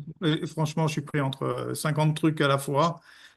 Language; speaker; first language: French; native; French